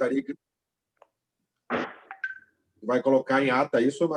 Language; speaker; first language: Portuguese; native; Portuguese